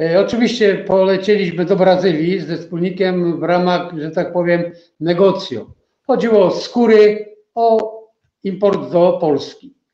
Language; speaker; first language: Polish; native; Polish